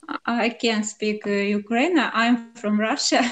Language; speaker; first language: English; non-native, learner; Russian